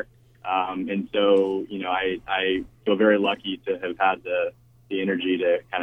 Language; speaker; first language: English; native; English